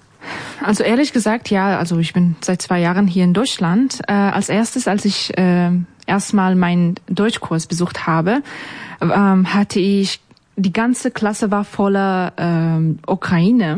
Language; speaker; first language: German; non-native, learner; Persian